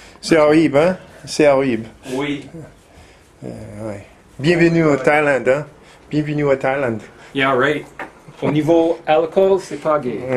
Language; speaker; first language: French; non-native, learner; English